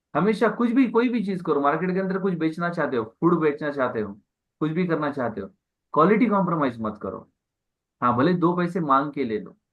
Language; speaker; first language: Hindi; non-native, local second language; Marathi